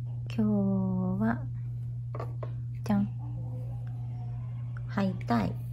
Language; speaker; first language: Japanese; native; Japanese